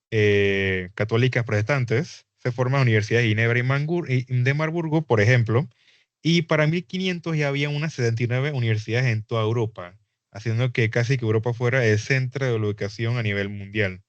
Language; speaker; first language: Spanish; native; Spanish